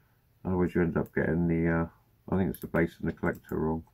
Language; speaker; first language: English; native; English